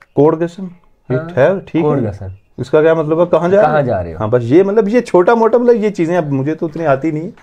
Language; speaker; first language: Hindi; native; Hindi